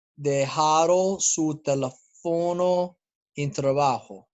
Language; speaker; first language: Spanish; non-native, learner; English